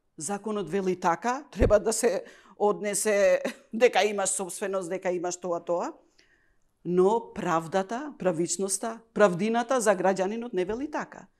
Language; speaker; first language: Macedonian; non-native, local second language; Albanian